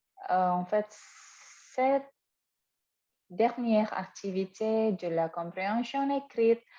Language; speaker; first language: French; non-native, fluent; Indonesian